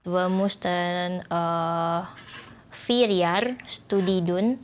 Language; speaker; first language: Dutch; non-native, learner; Indonesian